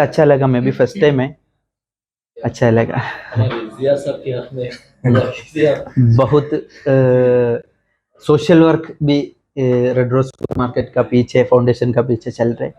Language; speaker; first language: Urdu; non-native, local second language; Malayalam